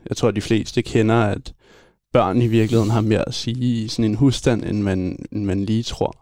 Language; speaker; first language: Danish; native; Danish